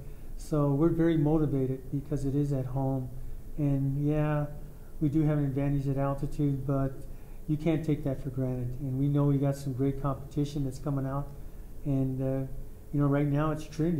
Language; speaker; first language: English; native; English